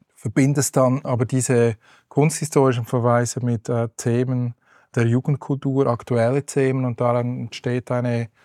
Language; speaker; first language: German; native; German